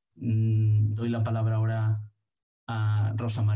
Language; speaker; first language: Spanish; non-native, local second language; Catalan